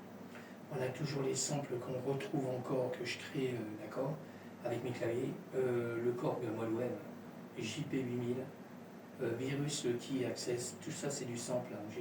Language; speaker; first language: French; native; French